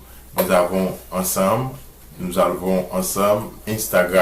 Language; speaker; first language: French; non-native, local second language; Haitian Creole